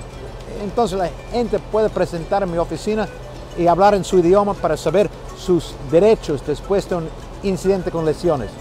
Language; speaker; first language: Spanish; non-native, fluent; English